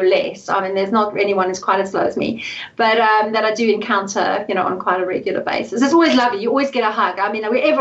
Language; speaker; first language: English; native; English